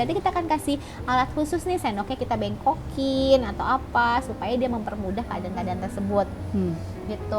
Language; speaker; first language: Indonesian; native; Indonesian